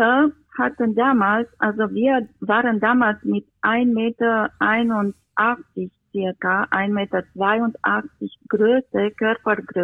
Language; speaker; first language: German; non-native, fluent; Romanian